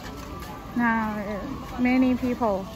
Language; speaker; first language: English; non-native, learner; Thai